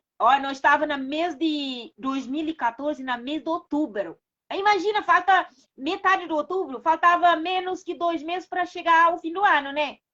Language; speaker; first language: Portuguese; non-native, local second language; Kabuverdianu